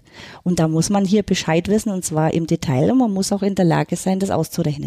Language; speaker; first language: German; native; German